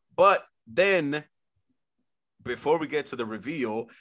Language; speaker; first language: English; early bilingual, other home language; Spanish